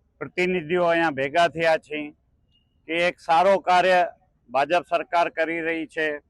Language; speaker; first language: Gujarati; non-native, local second language; Sindhi